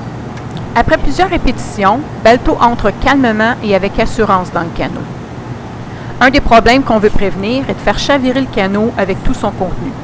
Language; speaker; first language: French; native; French